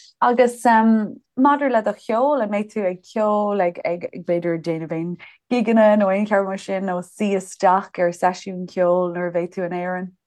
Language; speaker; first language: Irish; non-native, local second language; English